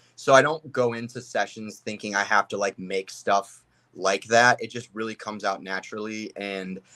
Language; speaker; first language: English; native; English